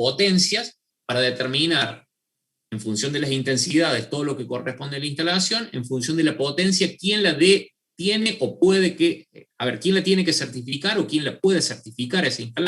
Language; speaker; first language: Spanish; native; Spanish